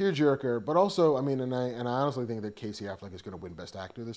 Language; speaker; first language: English; native; English